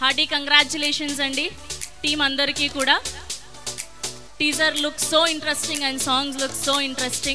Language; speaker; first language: Telugu; native; Telugu